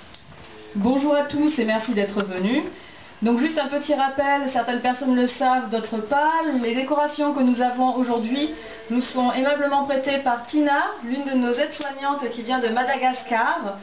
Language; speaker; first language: French; native; French